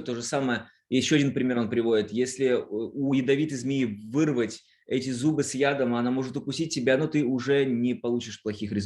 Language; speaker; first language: Russian; native; Russian